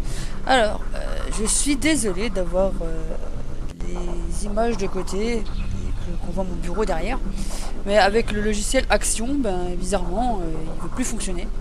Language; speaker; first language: French; native; French